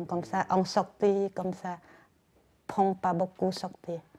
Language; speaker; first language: French; non-native, learner; Khmer